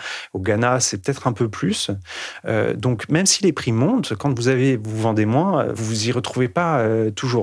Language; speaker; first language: French; native; French